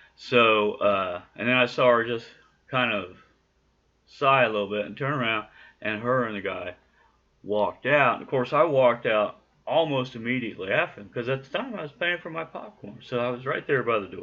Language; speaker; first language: English; native; English